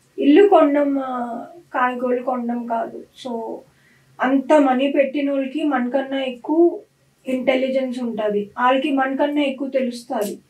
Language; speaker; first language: Telugu; non-native, local second language; Punjabi